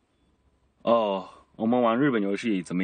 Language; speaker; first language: Chinese; non-native, learner; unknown